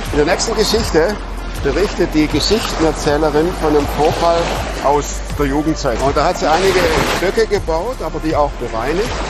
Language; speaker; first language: German; native; German